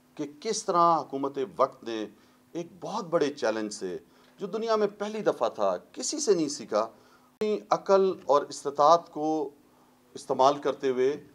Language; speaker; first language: Urdu; non-native, local second language; Pashto